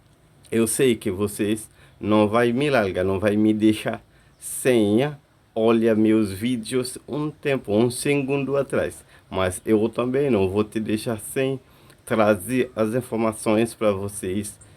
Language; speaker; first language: Portuguese; non-native, fluent; Haitian Creole